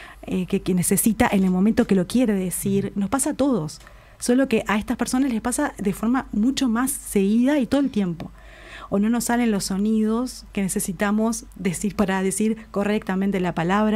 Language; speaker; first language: Spanish; native; Spanish